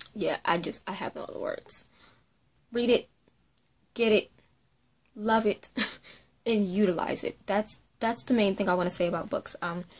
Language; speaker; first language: English; native; English